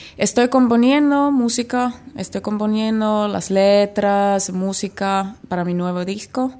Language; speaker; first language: Spanish; non-native, learner; Finnish